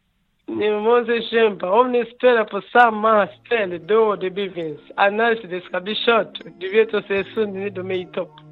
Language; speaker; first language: Swedish; non-native, learner; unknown